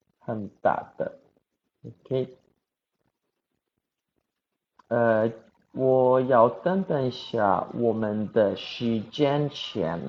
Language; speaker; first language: Chinese; non-native, learner; Portuguese